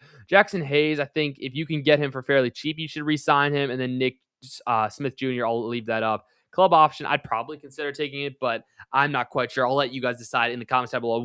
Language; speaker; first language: English; native; English